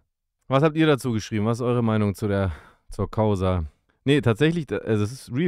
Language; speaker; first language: German; native; German